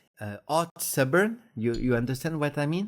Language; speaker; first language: English; non-native, learner; French